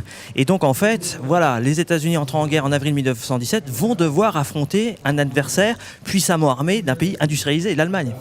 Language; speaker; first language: French; native; French